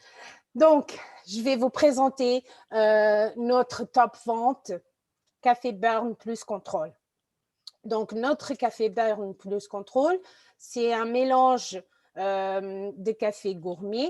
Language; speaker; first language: French; non-native, fluent; Portuguese